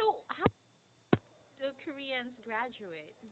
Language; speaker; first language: English; non-native, fluent; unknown